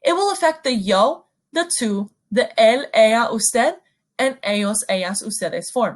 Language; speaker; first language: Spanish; non-native, fluent; English